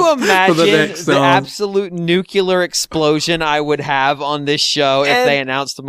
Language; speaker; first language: English; native; English